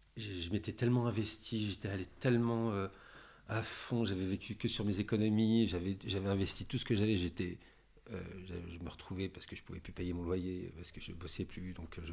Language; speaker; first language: French; native; French